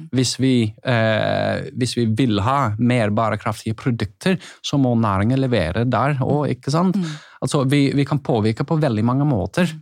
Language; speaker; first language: Norwegian; non-native, fluent; Dutch